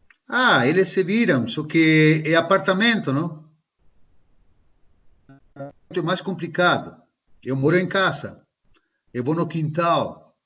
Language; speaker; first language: Portuguese; non-native, fluent; Spanish